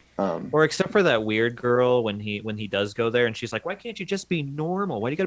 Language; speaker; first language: English; native; English